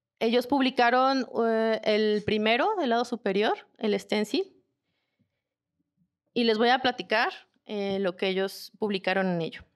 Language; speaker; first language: Spanish; native; Spanish